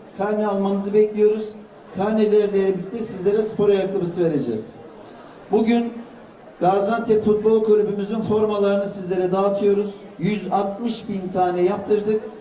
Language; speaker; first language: Turkish; native; Turkish